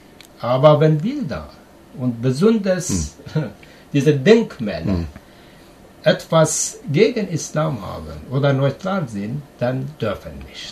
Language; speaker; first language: German; non-native, learner; Persian